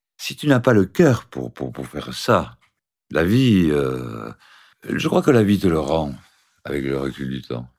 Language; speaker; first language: French; native; French